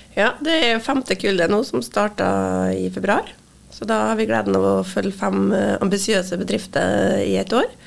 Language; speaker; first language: Norwegian; native; Norwegian